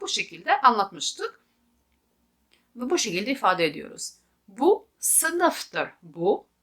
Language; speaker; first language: Turkish; non-native, fluent; Albanian